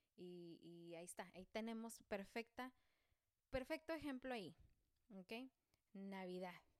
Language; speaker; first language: Spanish; early bilingual, heritage; Spanish